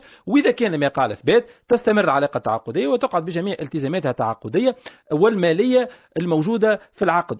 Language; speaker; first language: Arabic; native; Arabic